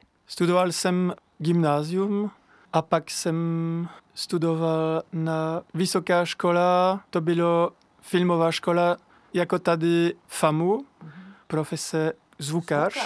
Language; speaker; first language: Czech; non-native, learner; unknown